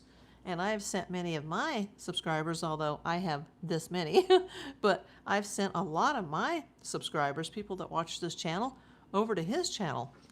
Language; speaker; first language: English; native; English